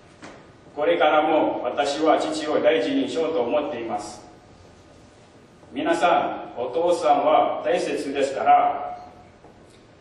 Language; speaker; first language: Japanese; non-native, learner; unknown